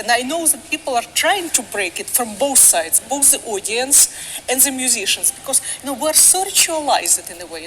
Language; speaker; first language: English; non-native, fluent; Russian